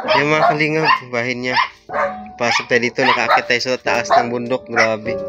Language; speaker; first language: Filipino; non-native, local second language; Cebuano